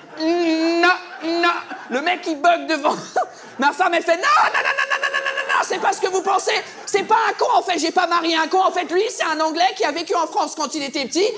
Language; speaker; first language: French; early bilingual, other home language; English